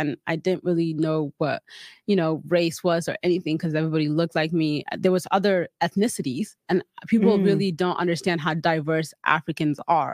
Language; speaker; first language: English; early bilingual, other home language; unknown